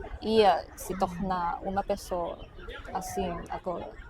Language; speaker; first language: Portuguese; non-native, fluent; Chinese